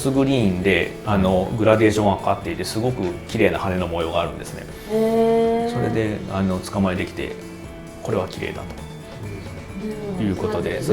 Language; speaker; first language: Japanese; native; Japanese